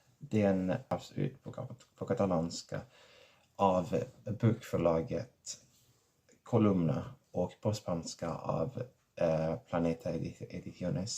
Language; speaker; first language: Swedish; non-native, fluent; Catalan